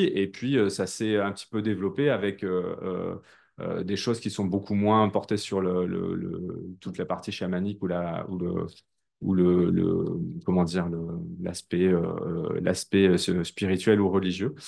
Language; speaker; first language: French; native; French